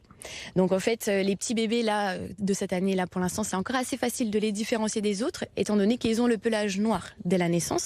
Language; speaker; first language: French; native; French